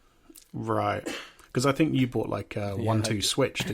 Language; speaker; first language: English; native; English